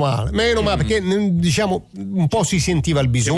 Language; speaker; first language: Italian; native; Italian